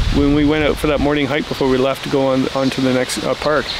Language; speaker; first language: English; native; English